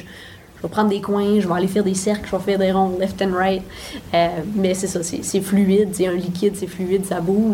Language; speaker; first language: French; native; French